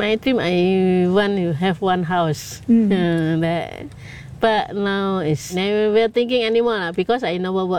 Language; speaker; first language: English; non-native, local second language; Indonesian